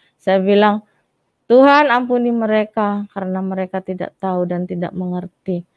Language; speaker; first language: Indonesian; native; Indonesian